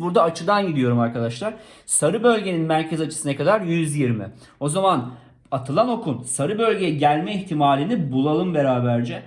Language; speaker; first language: Turkish; native; Turkish